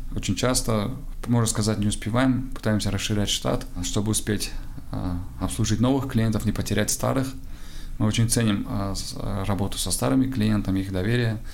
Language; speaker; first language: Russian; non-native, local second language; Tajik